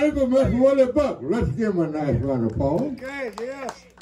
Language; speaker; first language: English; native; English